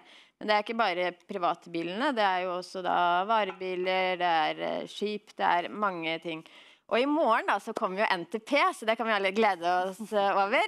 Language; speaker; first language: Norwegian; native; Norwegian